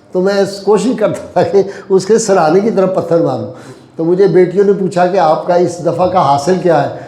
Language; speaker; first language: Urdu; non-native, local second language; Punjabi